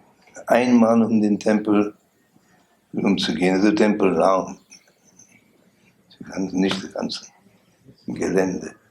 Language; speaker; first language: German; non-native, learner; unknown